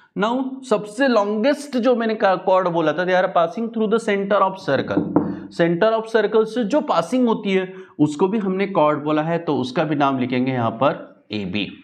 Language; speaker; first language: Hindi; non-native, local second language; Marathi